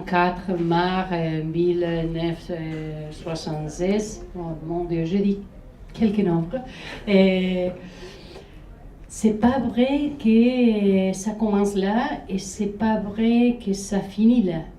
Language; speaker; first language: French; non-native, fluent; Spanish